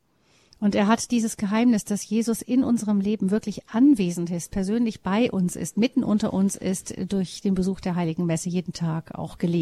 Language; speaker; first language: German; native; German